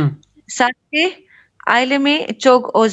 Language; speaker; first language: Turkish; non-native, learner; Urdu